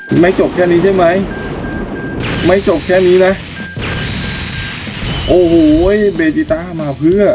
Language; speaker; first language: Thai; native; Thai